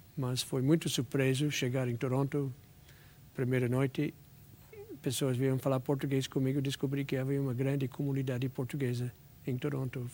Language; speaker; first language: Portuguese; non-native, fluent; English